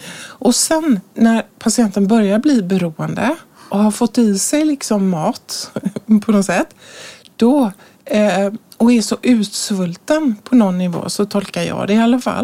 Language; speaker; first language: Swedish; native; Swedish